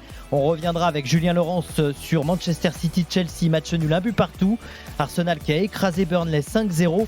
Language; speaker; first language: French; native; French